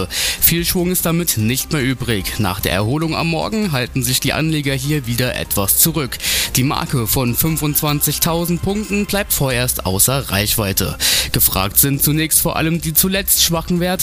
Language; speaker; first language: German; native; German